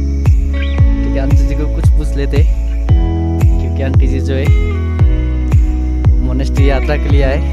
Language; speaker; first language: Hindi; non-native, local second language; Nepali